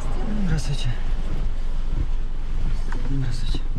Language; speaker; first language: Russian; non-native, local second language; Kyrgyz